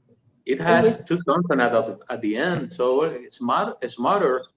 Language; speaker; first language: English; non-native, learner; Spanish